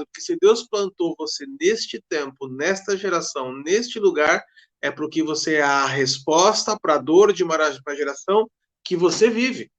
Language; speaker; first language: Portuguese; native; Portuguese